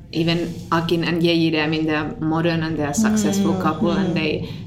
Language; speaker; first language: English; non-native, fluent; Finnish